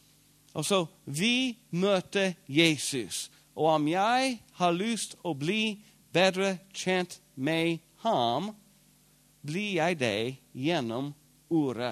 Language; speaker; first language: Norwegian; non-native, fluent; English